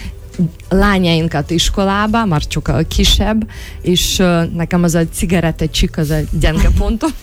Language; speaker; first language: Hungarian; non-native, learner; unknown